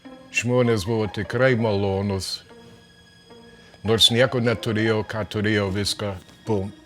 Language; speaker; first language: Lithuanian; early bilingual, heritage; Lithuanian